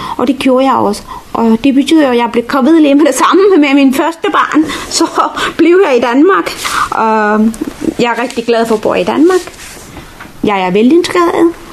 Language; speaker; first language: Danish; non-native, fluent; Tamil